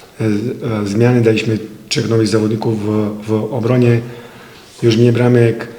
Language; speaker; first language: Polish; non-native, fluent; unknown